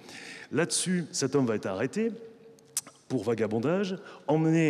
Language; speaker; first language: French; native; French